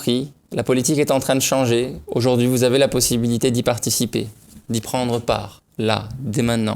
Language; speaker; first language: French; native; French